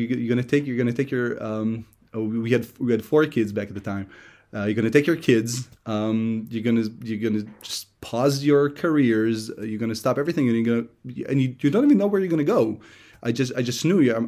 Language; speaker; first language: English; non-native, fluent; Hebrew